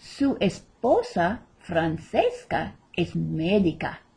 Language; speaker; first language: Spanish; non-native, fluent; English